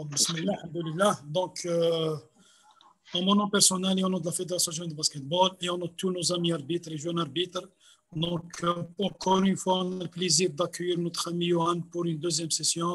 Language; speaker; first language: French; non-native, local second language; Arabic